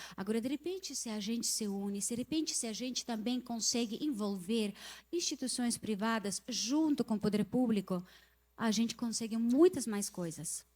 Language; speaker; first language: Portuguese; non-native, fluent; Russian